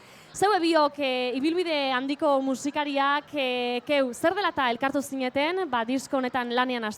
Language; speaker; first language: Basque; native; Basque